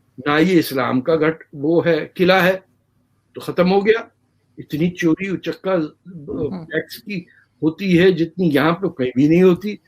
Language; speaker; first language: Urdu; native; Urdu